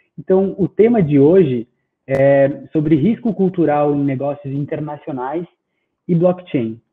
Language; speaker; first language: Portuguese; non-native, fluent; Spanish